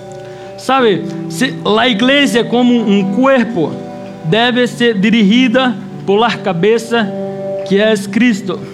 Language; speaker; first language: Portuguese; non-native, learner; Spanish